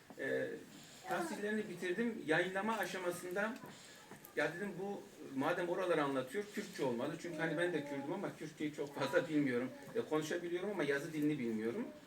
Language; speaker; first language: Turkish; non-native, local second language; Kurdish